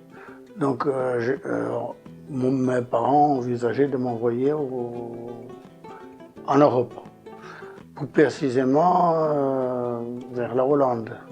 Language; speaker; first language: French; non-native, fluent; Portuguese